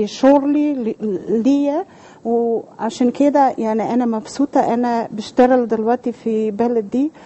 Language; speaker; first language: Arabic; non-native, learner; Slovenian